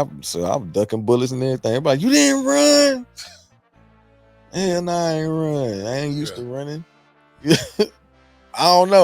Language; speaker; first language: English; native; English